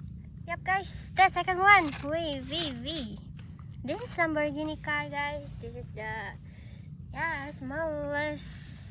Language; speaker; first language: English; non-native, learner; Indonesian